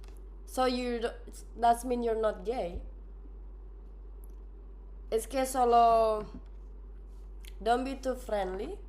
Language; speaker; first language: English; non-native, fluent; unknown